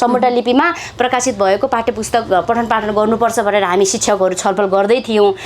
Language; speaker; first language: Nepali; non-native, local second language; Eastern Tamang